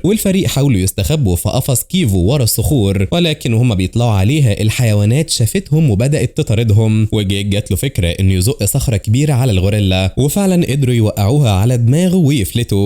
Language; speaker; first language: Arabic; native; Arabic